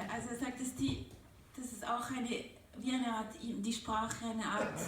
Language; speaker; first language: German; non-native, fluent; French